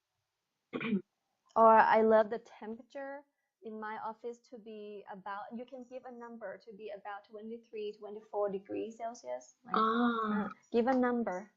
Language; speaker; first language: English; non-native, fluent; Thai